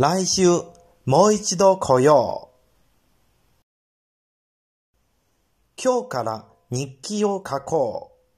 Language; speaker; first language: Japanese; non-native, fluent; Chinese